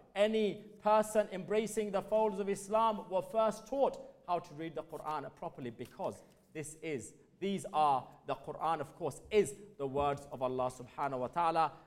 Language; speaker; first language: English; early bilingual, other home language; Urdu